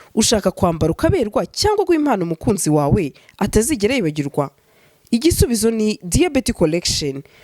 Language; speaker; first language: Kinyarwanda; native; Kinyarwanda